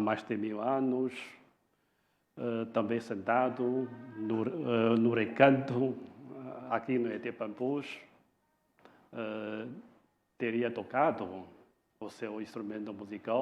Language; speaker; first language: Portuguese; non-native, fluent; Chinese